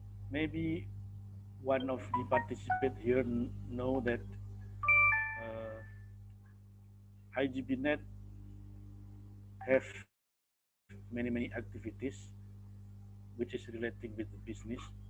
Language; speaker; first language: English; non-native, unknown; Indonesian